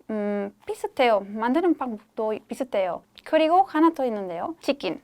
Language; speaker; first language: Korean; non-native, fluent; Spanish